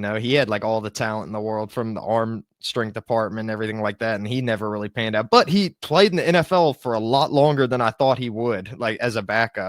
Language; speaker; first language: English; native; English